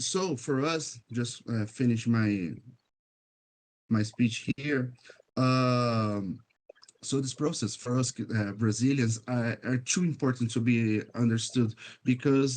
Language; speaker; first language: English; non-native, fluent; Portuguese